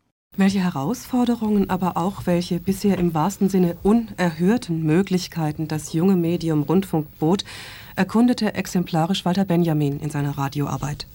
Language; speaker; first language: German; native; German